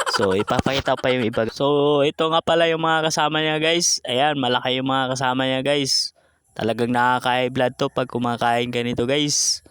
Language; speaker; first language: Filipino; non-native, local second language; Cebuano